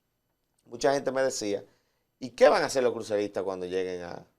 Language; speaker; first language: Spanish; native; Spanish